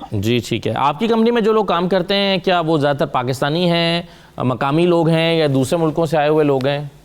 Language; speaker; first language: Urdu; native; Urdu